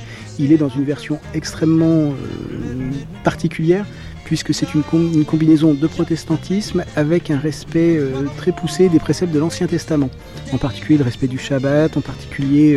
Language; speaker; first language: French; native; French